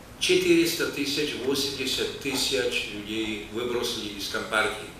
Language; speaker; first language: Russian; non-native, fluent; Czech